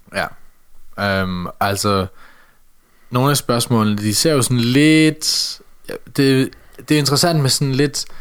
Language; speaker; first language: Danish; native; Danish